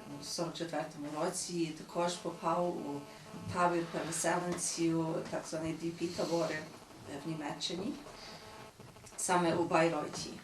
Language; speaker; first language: Ukrainian; early bilingual, heritage; Ukrainian